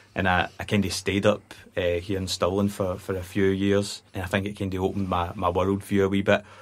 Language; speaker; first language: English; native; English